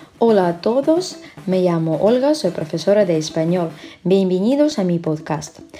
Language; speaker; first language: Spanish; non-native, fluent; Russian